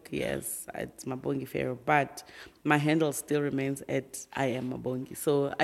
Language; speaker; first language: English; non-native, local second language; Tsonga